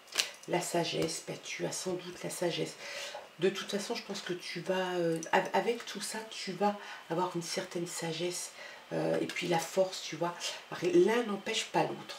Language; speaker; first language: French; native; French